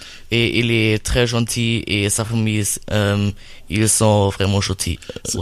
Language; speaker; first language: French; non-native, learner; German